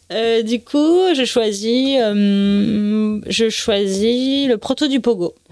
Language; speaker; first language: French; native; French